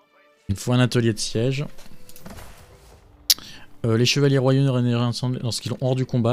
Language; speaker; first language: French; native; French